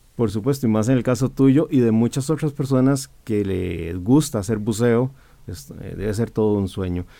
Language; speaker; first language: Spanish; native; Spanish